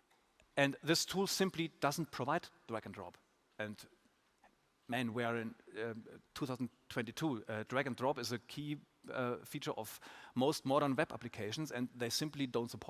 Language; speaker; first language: English; non-native, fluent; German